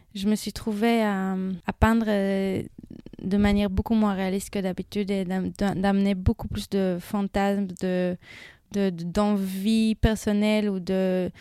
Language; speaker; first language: French; non-native, fluent; Hebrew